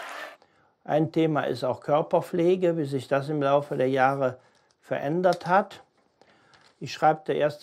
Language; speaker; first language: German; native; German